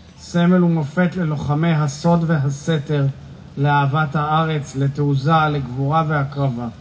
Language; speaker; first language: Hebrew; native; Hebrew